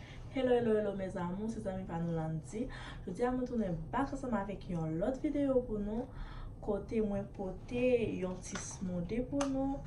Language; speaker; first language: French; non-native, learner; Haitian Creole